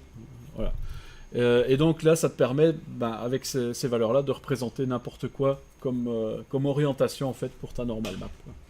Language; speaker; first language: French; native; French